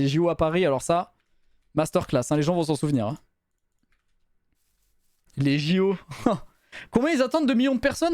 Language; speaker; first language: French; native; French